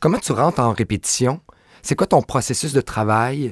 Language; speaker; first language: French; native; French